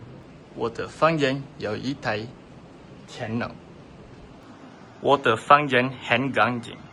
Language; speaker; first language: Chinese; non-native, learner; Malay